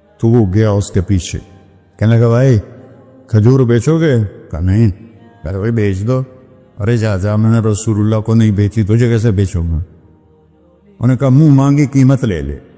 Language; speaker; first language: Urdu; non-native, local second language; Punjabi